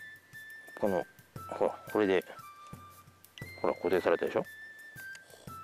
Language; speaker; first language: Japanese; native; Japanese